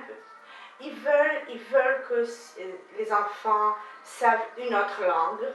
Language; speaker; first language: French; non-native, learner; Hebrew